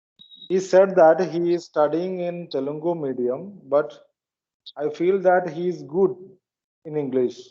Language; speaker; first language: English; non-native, learner; Malayalam